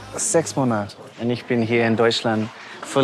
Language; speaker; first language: German; non-native, learner; English